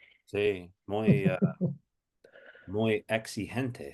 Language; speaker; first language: Spanish; non-native, fluent; English